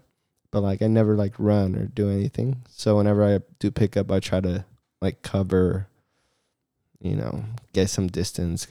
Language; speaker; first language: English; early bilingual, other home language; Spanish